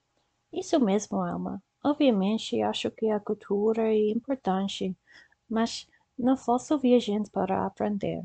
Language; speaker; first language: Portuguese; non-native, learner; English